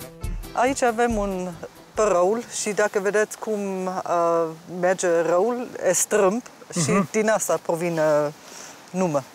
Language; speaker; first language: Romanian; non-native, fluent; German